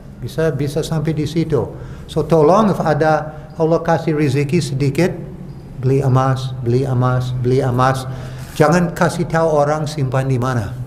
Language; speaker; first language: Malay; non-native, fluent; English